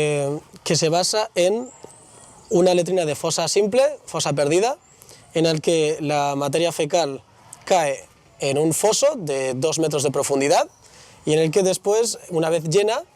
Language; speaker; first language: Spanish; native; Spanish